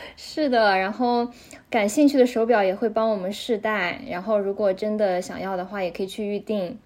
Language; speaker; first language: Chinese; native; Chinese